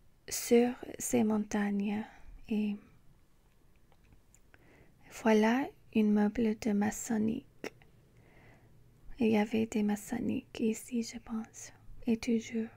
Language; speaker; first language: French; non-native, learner; English